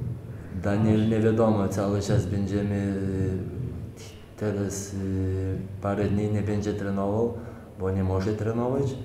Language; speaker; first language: Polish; non-native, fluent; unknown